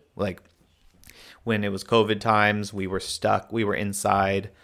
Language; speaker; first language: English; native; English